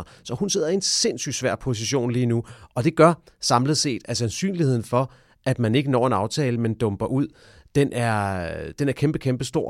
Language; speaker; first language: Danish; native; Danish